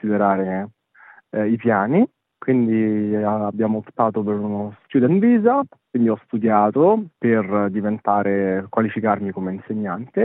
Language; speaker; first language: Italian; native; Italian